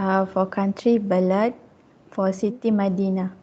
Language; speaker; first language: English; non-native, local second language; Malay